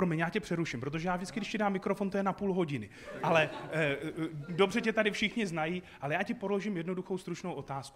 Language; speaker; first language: Czech; native; Czech